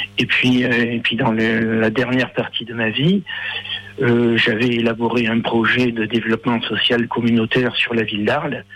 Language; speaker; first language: French; native; French